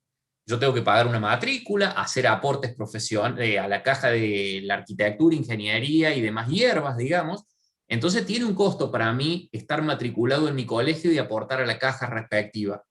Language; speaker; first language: Spanish; native; Spanish